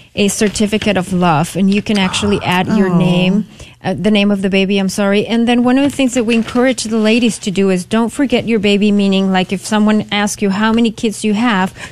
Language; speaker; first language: English; non-native, fluent; Spanish